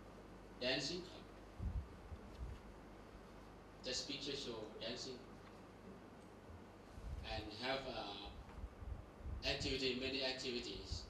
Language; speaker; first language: English; non-native, learner; Thai